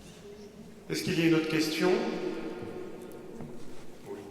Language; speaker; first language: French; native; French